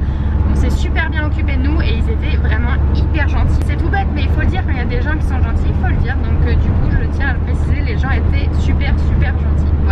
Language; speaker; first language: French; native; French